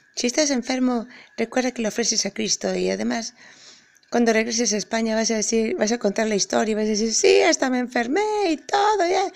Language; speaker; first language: Spanish; native; Spanish